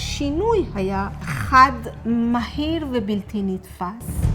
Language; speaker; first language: Hebrew; non-native, fluent; Persian